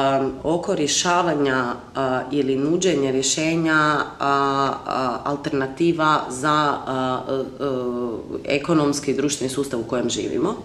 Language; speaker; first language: Croatian; native; Croatian